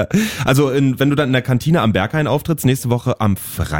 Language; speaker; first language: German; native; German